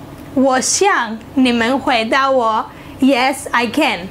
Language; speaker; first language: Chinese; non-native, learner; Portuguese